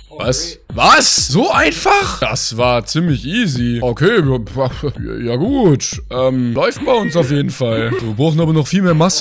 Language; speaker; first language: German; native; German